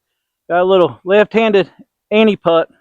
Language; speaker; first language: English; native; English